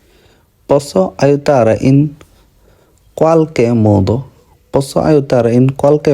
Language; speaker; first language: Italian; non-native, learner; Bangla